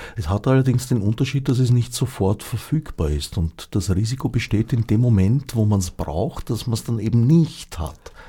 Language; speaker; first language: German; native; German